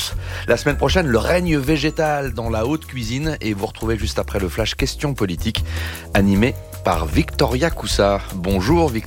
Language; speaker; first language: French; native; French